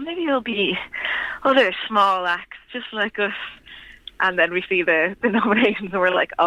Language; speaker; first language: English; native; English